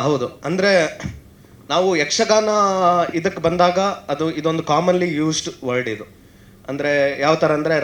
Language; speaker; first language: Kannada; native; Kannada